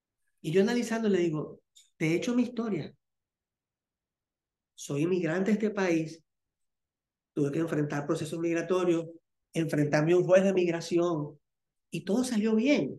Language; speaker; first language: Spanish; native; Spanish